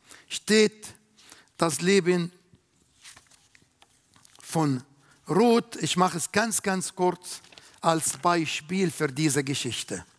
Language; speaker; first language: German; non-native, learner; Arabic